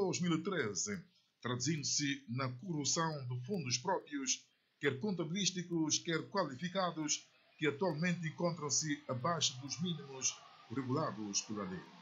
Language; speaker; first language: Portuguese; native; Portuguese